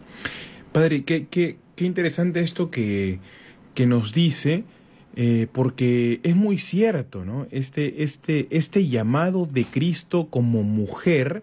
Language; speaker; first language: Spanish; native; Spanish